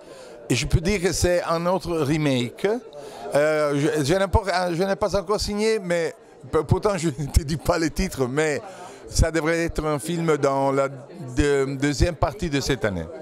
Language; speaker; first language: French; non-native, fluent; Italian